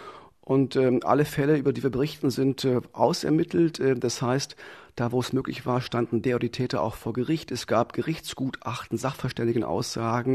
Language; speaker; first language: German; native; German